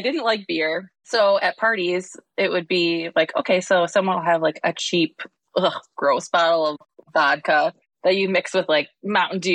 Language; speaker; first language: English; native; English